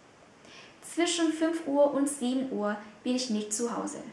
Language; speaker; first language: German; non-native, fluent; Vietnamese